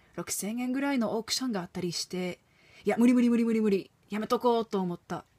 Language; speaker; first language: Japanese; non-native, fluent; English